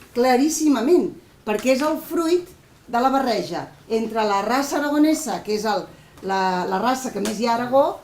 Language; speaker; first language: Catalan; non-native, local second language; Spanish